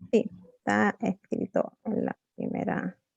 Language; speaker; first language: Spanish; native; Spanish